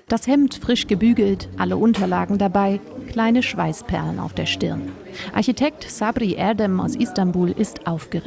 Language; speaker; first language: German; native; German